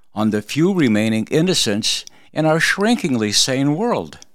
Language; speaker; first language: English; early bilingual, other home language; Polish